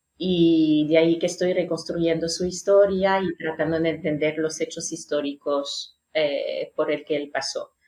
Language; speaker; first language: Spanish; non-native, fluent; French